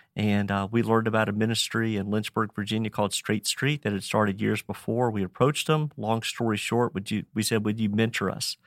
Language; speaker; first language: English; native; English